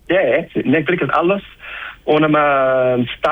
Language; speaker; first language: Greek; early bilingual, heritage; English